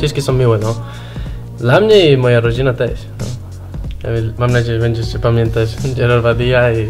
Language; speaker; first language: Polish; non-native, learner; Spanish